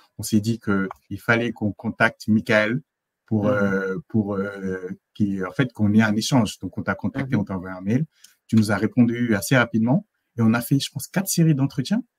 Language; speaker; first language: French; native; French